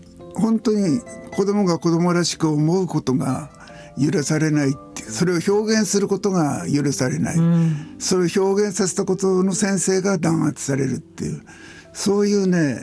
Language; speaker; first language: Japanese; native; Japanese